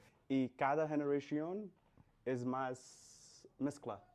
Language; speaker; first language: Spanish; non-native, learner; English